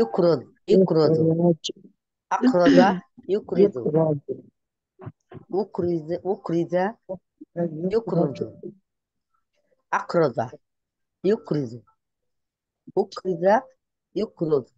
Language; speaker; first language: Arabic; non-native, learner; Bangla